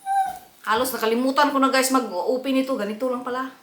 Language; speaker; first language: Filipino; non-native, local second language; Cebuano